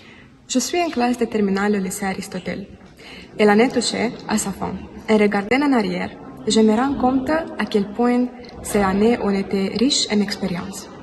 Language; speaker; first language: French; non-native, learner; Romanian